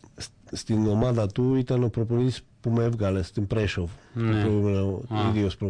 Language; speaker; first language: Greek; non-native, fluent; Slovak